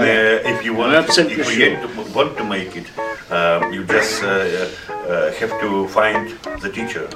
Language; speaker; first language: English; non-native, learner; Russian